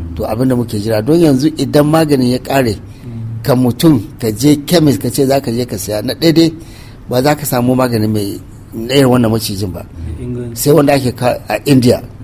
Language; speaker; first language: Hausa; non-native, local second language; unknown